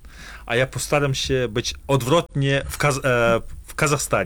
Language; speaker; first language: Polish; non-native, fluent; Kazakh